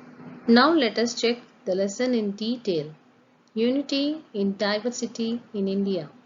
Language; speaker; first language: English; non-native, local second language; Telugu